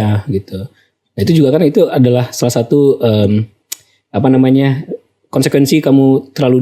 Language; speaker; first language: Indonesian; native; Indonesian